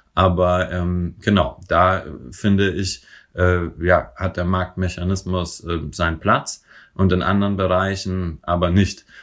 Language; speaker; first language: German; native; German